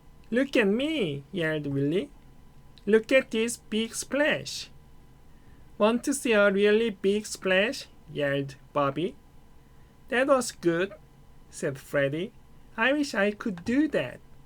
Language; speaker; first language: English; non-native, fluent; Korean